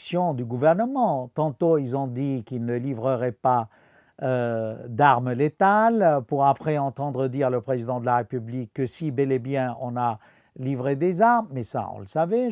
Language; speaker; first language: French; non-native, fluent; Arabic